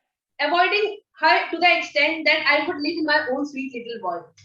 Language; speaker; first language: English; non-native, local second language; Hindi